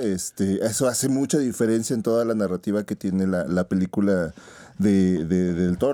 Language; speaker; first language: Spanish; native; Spanish